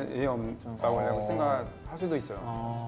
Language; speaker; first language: Korean; non-native, fluent; French